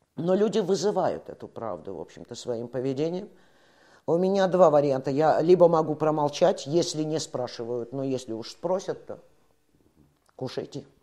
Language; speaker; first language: Russian; native; Russian